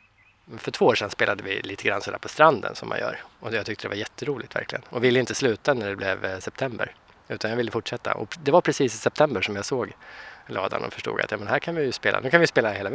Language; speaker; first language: Swedish; native; Swedish